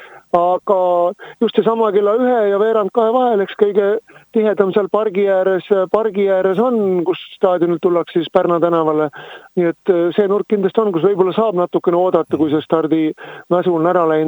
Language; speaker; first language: Estonian; native; Estonian